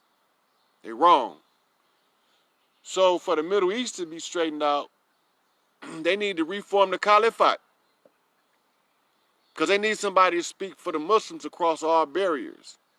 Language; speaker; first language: English; native; English